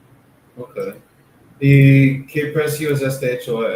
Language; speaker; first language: Spanish; non-native, learner; English